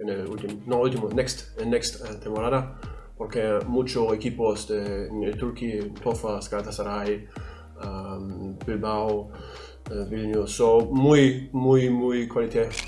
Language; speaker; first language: Spanish; non-native, learner; German